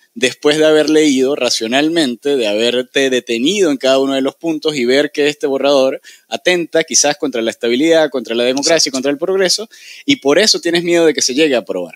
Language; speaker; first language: Spanish; native; Spanish